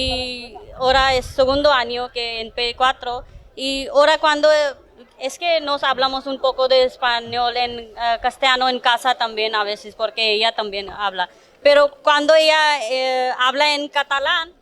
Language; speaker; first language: Spanish; non-native, learner; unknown